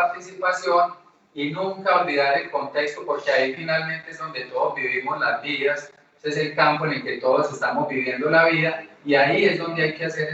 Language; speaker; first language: Spanish; native; Spanish